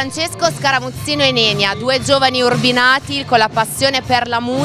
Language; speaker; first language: Italian; native; Italian